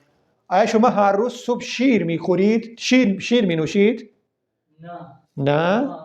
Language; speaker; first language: Persian; non-native, fluent; Urdu